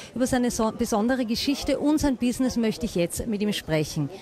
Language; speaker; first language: German; native; German